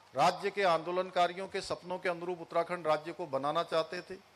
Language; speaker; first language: Hindi; native; Hindi